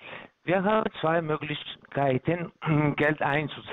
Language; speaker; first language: German; non-native, fluent; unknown